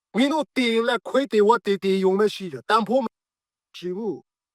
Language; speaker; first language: Burmese; non-native, local second language; Hakha Chin